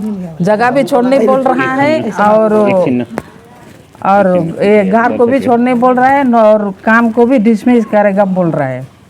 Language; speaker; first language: Hindi; non-native, local second language; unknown